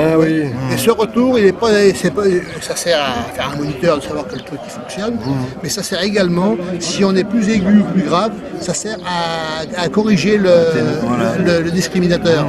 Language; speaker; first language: French; native; French